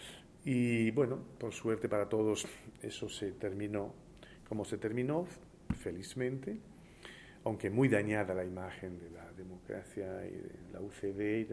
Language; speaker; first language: Spanish; early bilingual, heritage; Spanish